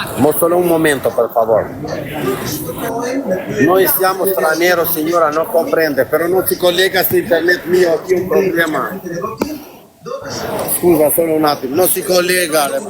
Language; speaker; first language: Italian; non-native, fluent; Albanian